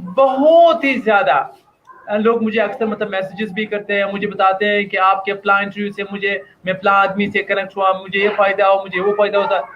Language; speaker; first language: Urdu; non-native, local second language; Pashto